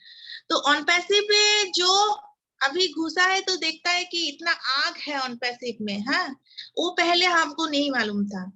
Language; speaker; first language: Hindi; non-native, local second language; Bangla